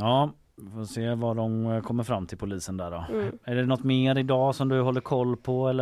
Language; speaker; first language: Swedish; native; Swedish